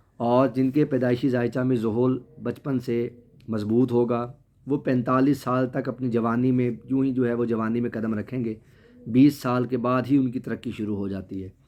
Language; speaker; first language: Urdu; native; Urdu